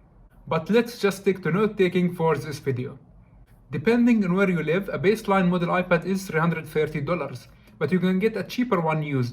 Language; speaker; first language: English; non-native, fluent; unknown